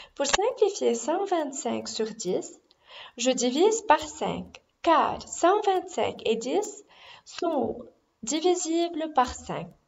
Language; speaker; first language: French; non-native, local second language; Arabic